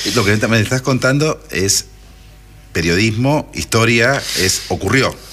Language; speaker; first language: Spanish; native; Spanish